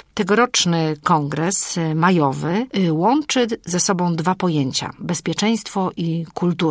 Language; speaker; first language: Polish; native; Polish